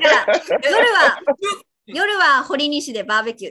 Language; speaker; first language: Japanese; native; Japanese